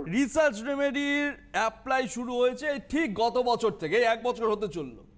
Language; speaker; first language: Bangla; native; Bangla